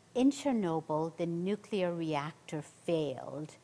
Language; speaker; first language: English; native; English